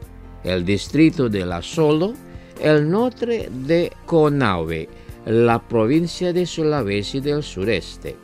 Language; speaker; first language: Spanish; non-native, fluent; Indonesian